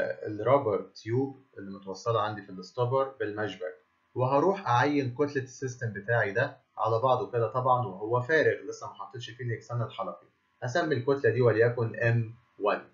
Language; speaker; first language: Arabic; native; Arabic